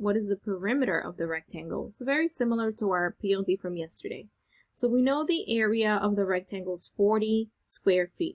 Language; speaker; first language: English; native; English